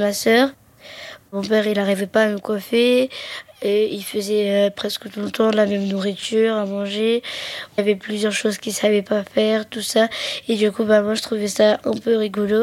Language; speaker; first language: French; early bilingual, other home language; Arabic